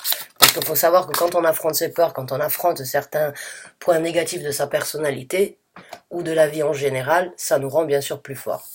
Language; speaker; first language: French; native; French